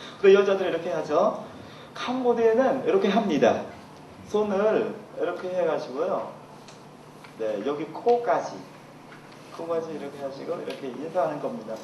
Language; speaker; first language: Korean; non-native, fluent; Khmer